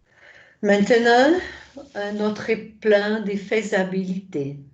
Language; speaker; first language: French; non-native, fluent; Portuguese